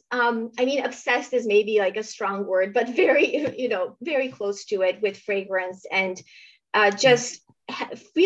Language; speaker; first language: English; early bilingual, other home language; Romanian